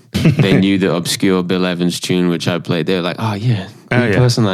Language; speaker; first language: English; native; English